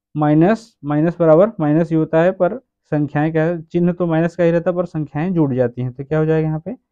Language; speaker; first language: Hindi; native; Hindi